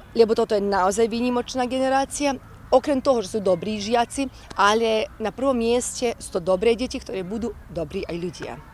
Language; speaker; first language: Slovak; early bilingual, heritage; Slovak